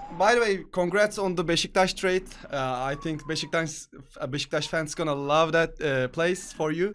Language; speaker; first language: English; non-native, fluent; Turkish